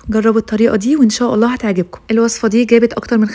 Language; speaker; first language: Arabic; native; Arabic